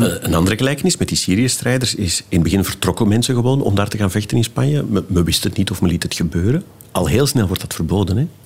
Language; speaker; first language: Dutch; native; Dutch